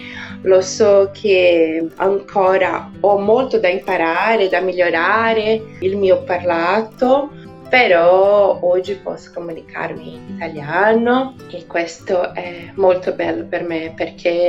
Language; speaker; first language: Italian; non-native, learner; Portuguese